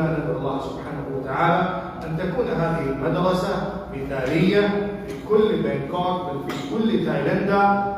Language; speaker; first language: Arabic; non-native, fluent; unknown